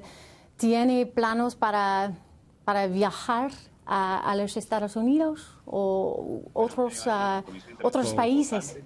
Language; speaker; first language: Spanish; non-native, learner; English